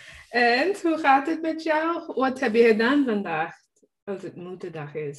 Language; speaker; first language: Dutch; non-native, learner; English